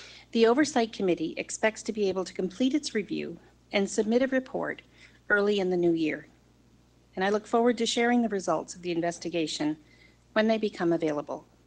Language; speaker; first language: English; native; English